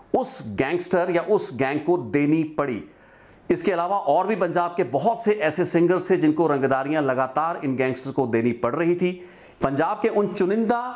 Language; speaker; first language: Hindi; non-native, local second language; Punjabi